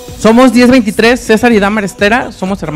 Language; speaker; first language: Spanish; native; Spanish